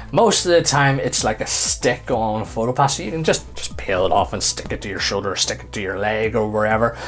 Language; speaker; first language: English; native; English